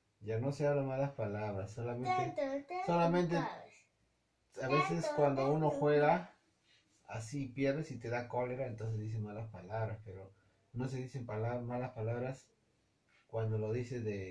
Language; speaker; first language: Spanish; native; Spanish